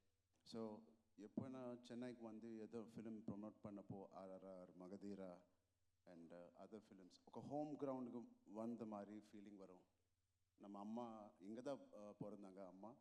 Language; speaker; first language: Tamil; non-native, local second language; Telugu